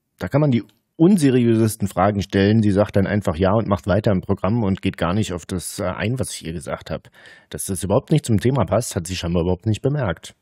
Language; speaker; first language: German; native; German